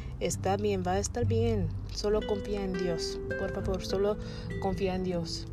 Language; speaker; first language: Spanish; non-native, learner; English